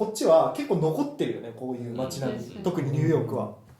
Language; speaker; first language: Japanese; native; Japanese